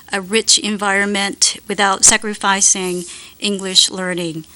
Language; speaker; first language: English; non-native, fluent; Japanese